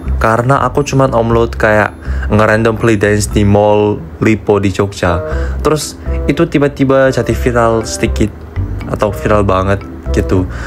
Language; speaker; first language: Indonesian; non-native, fluent; Korean